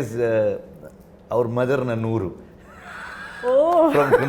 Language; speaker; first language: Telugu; non-native, learner; Kannada